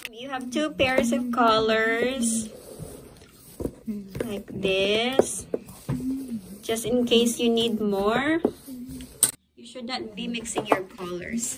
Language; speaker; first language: English; non-native, local second language; Filipino